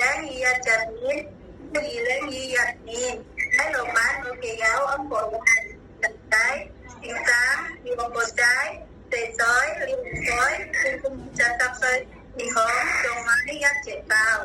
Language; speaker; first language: Cantonese; non-native, learner; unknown